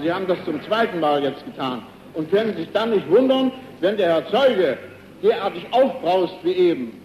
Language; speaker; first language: German; native; German